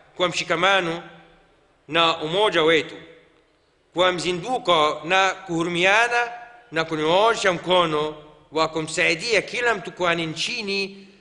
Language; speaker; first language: Swahili; non-native, fluent; Arabic